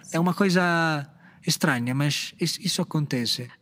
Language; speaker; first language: Portuguese; non-native, fluent; Italian